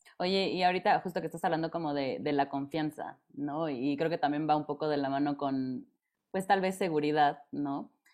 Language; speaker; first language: Spanish; native; Spanish